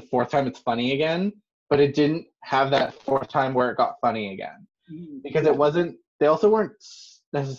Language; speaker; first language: English; non-native, fluent; French